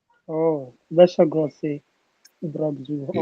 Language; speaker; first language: German; non-native, learner; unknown